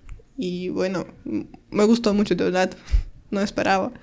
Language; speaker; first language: Spanish; non-native, learner; Ukrainian